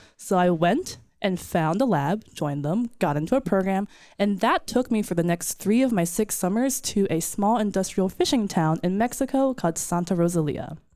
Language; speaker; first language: English; native; English